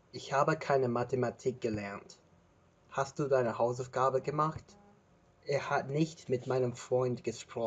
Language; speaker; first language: German; non-native, learner; English